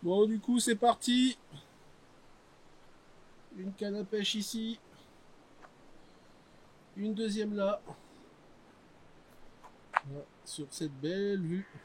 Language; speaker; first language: French; native; French